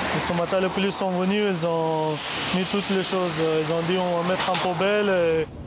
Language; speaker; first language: French; non-native, learner; Pashto